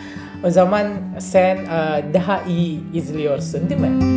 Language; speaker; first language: Turkish; non-native, learner; Indonesian